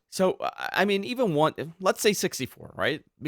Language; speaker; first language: English; native; English